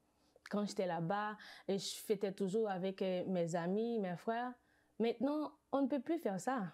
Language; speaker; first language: French; non-native, local second language; Haitian Creole